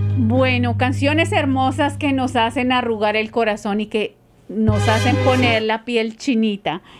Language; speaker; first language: Spanish; native; Spanish